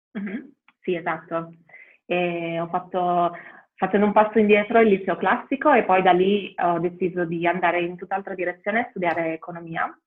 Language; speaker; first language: Italian; early bilingual, other home language; Albanian